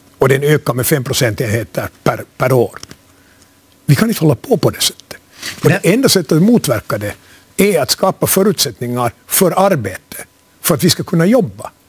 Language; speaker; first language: Swedish; native; Swedish